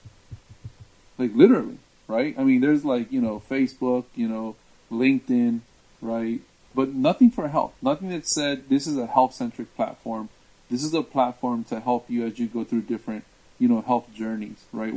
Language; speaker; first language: English; native; English